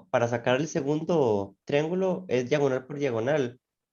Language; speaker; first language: Spanish; native; Spanish